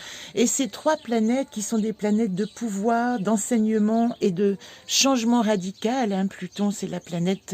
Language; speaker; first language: French; native; French